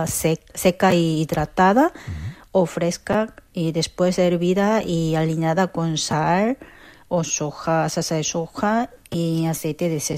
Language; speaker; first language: Spanish; non-native, fluent; Korean